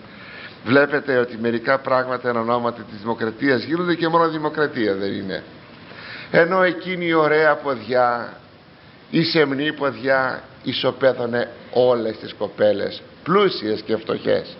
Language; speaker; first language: Greek; native; Greek